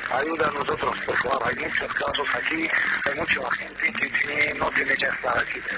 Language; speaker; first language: Spanish; non-native, learner; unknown